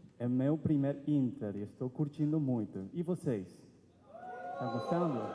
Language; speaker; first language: Portuguese; non-native, fluent; Spanish